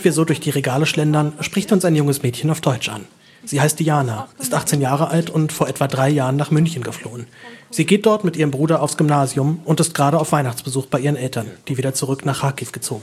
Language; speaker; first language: German; native; German